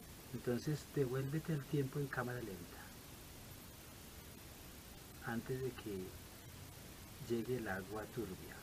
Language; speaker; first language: Spanish; native; Spanish